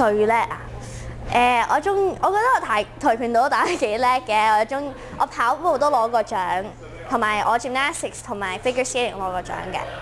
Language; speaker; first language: Cantonese; early bilingual, heritage; Cantonese